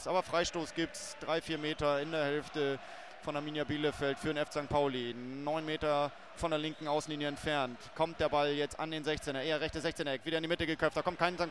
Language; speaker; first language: German; native; German